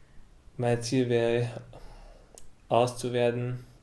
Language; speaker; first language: German; early bilingual, other home language; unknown